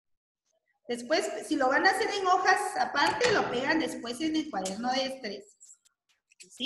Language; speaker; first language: Spanish; native; Spanish